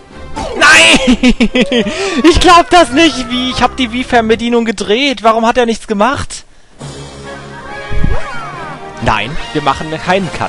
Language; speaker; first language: German; native; German